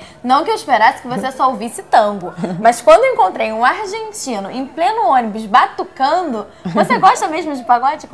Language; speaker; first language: Portuguese; native; Portuguese